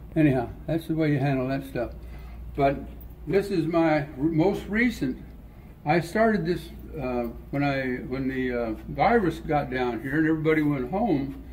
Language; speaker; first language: English; native; English